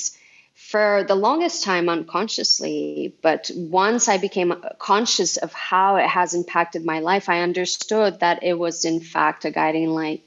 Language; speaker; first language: English; non-native, fluent; Portuguese